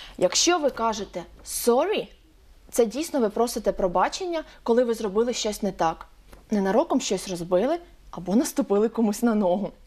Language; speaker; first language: Ukrainian; native; Ukrainian